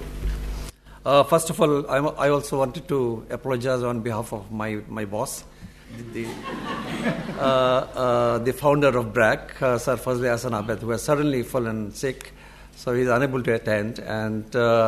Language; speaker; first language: English; non-native, local second language; Bangla